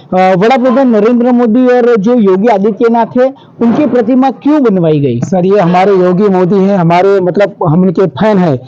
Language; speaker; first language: Hindi; native; Hindi